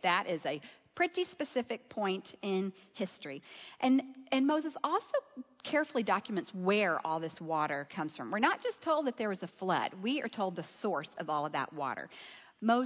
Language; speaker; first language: English; native; English